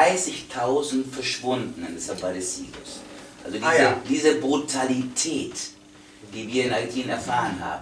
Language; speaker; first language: German; non-native, fluent; Spanish